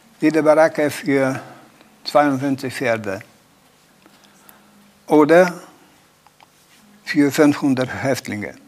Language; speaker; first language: German; non-native, learner; Polish